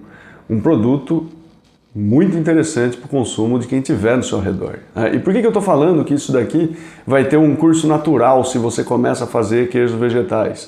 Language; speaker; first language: Portuguese; native; Portuguese